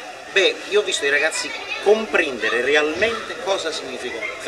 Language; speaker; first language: Italian; native; Italian